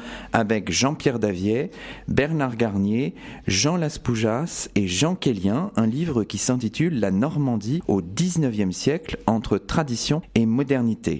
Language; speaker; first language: French; native; French